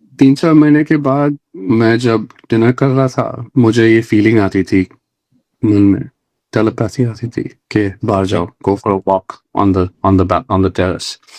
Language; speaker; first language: Hindi; non-native, local second language; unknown